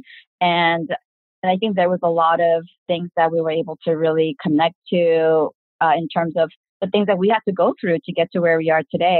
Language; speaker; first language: English; early bilingual, other home language; Korean